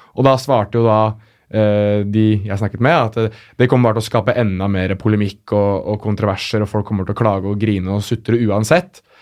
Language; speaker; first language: Norwegian; early bilingual, other home language; Arabic